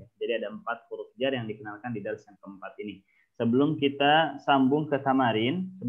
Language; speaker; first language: Indonesian; native; Indonesian